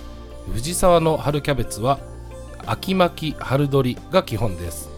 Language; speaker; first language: Japanese; native; Japanese